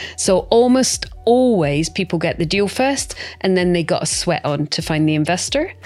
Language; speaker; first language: English; native; English